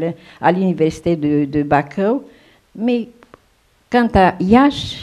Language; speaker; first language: French; non-native, fluent; Romanian